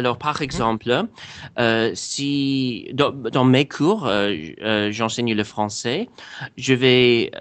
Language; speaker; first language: French; non-native, fluent; English